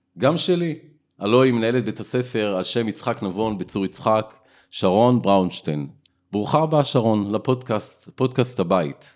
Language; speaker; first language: Hebrew; native; Hebrew